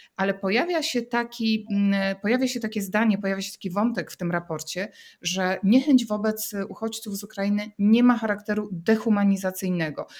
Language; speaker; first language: Polish; native; Polish